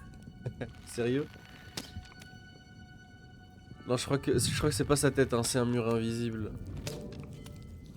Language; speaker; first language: French; native; French